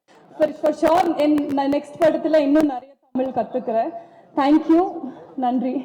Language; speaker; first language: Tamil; non-native, local second language; Telugu